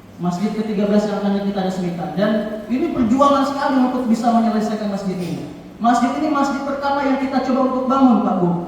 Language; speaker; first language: Indonesian; native; Indonesian